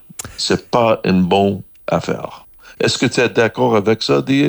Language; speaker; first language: French; non-native, learner; English